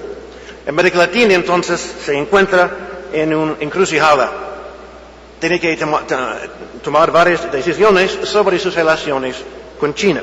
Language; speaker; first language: Spanish; non-native, fluent; English